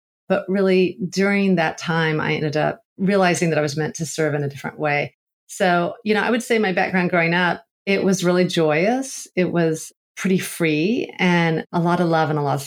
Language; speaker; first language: English; native; English